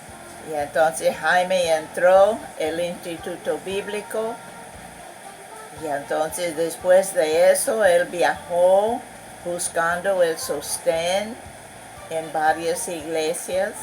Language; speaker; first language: Spanish; non-native, fluent; English